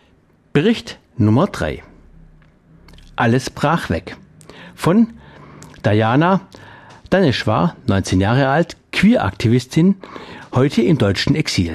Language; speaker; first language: German; native; German